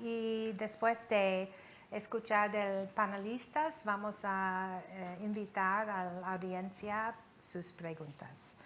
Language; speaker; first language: Spanish; non-native, fluent; English